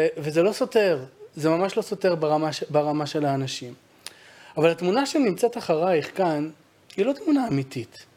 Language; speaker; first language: Hebrew; native; Hebrew